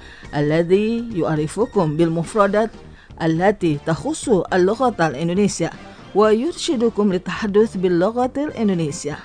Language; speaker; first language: Arabic; non-native, fluent; Indonesian